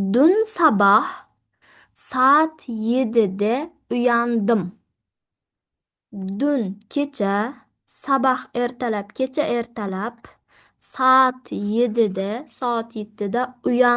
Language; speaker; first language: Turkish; non-native, fluent; Uzbek